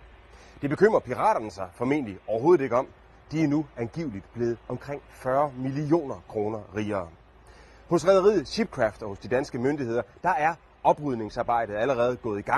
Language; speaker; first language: Danish; native; Danish